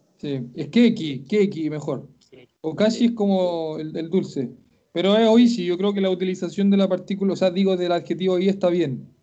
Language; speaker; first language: Spanish; native; Spanish